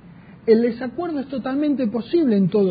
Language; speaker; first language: Spanish; native; Spanish